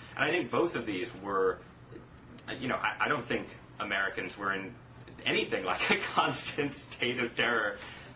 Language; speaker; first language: English; native; English